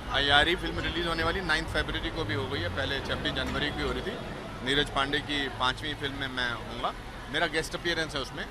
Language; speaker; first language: Hindi; native; Hindi